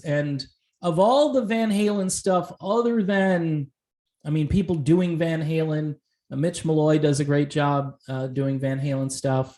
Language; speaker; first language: English; native; English